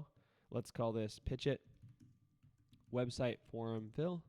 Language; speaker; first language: English; native; English